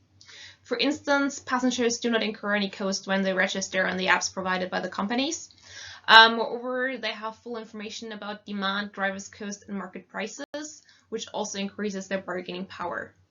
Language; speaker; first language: English; non-native, fluent; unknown